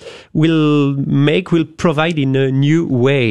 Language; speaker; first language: English; non-native, fluent; French